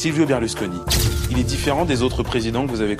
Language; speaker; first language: French; native; French